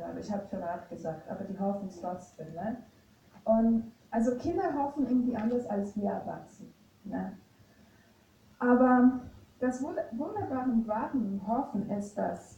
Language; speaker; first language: German; non-native, fluent; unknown